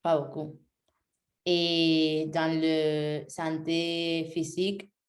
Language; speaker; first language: French; non-native, learner; Spanish